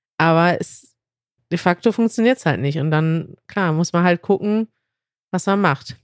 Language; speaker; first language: German; native; German